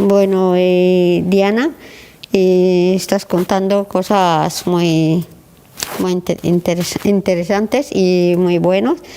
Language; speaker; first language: Spanish; non-native, learner; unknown